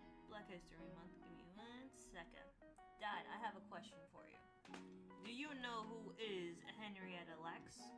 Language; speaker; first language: English; early bilingual, other home language; Spanish